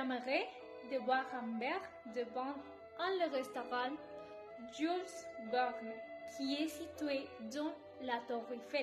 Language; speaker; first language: French; non-native, learner; Spanish